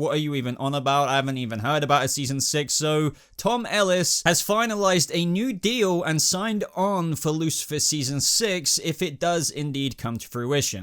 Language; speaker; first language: English; native; English